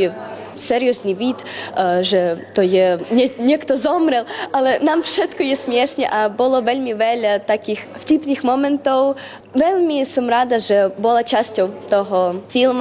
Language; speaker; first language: Slovak; non-native, fluent; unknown